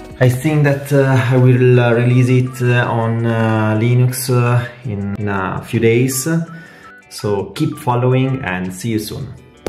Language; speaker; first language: English; non-native, fluent; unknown